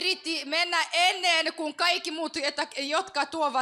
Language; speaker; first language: Finnish; non-native, fluent; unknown